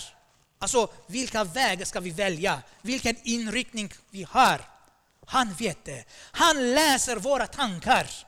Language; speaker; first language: Swedish; non-native, fluent; Armenian